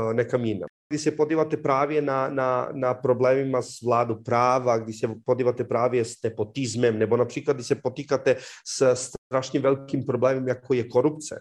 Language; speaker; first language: Czech; non-native, fluent; Serbian